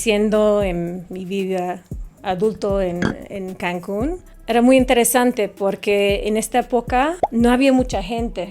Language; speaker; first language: Spanish; non-native, fluent; English